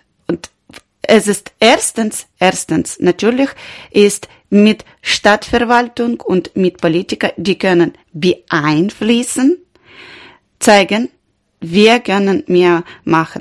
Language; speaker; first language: German; non-native, learner; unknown